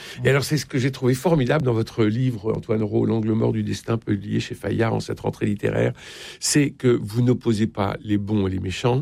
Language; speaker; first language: French; native; French